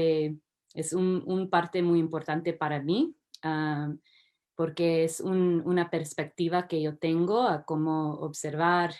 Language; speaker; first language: Spanish; early bilingual, heritage; English